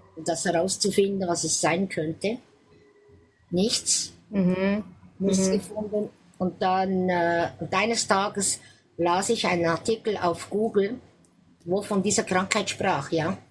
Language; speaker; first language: German; native; German